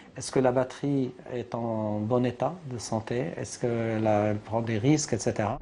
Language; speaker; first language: French; non-native, local second language; Arabic